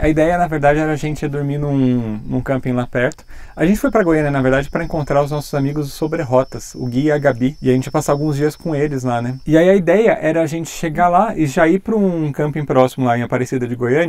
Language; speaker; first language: Portuguese; native; Portuguese